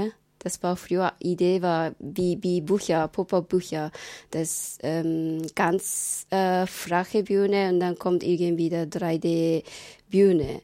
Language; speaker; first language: German; non-native, learner; Japanese